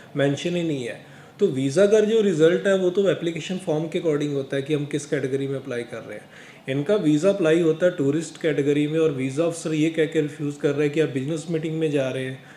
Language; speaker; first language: Hindi; non-native, local second language; Punjabi